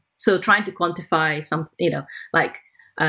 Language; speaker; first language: English; non-native, local second language; Cantonese